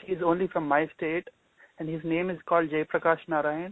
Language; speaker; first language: English; non-native, local second language; Telugu